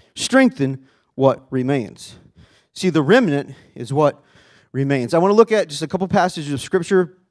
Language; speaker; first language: English; native; English